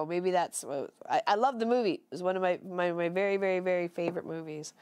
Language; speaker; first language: English; native; English